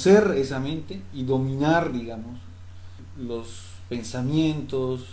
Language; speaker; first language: Spanish; native; Spanish